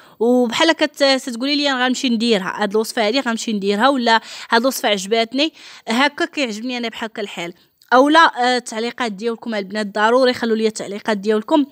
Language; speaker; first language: Arabic; native; Arabic